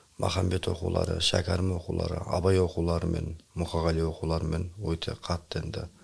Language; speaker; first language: Kazakh; native; Kazakh